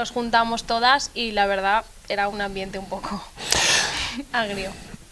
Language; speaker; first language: Spanish; native; Spanish